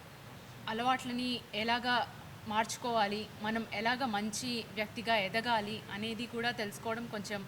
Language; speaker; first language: Telugu; native; Telugu